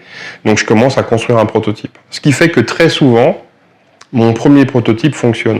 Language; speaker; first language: French; native; French